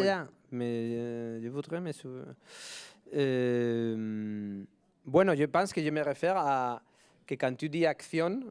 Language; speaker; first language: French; non-native, fluent; Spanish